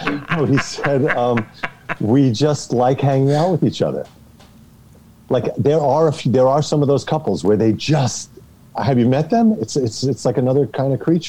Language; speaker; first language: English; native; English